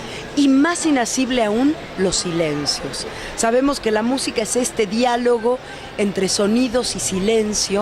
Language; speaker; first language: Spanish; native; Spanish